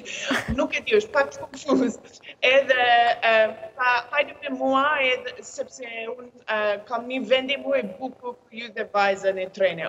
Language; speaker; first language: Albanian; non-native, learner; English